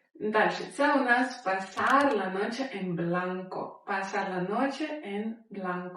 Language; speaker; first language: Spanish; non-native, fluent; Ukrainian